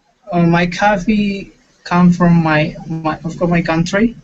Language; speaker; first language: English; non-native, learner; Indonesian